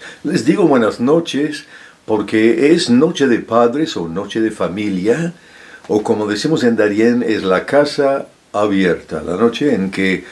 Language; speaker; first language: Spanish; non-native, fluent; English